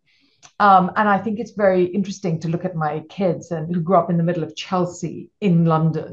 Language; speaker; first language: English; non-native, local second language; Punjabi